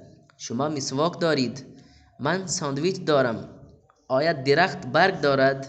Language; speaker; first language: Persian; non-native, fluent; Urdu